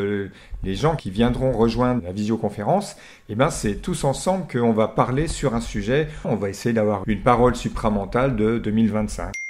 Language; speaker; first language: French; native; French